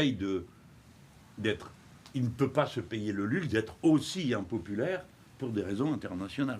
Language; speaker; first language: French; native; French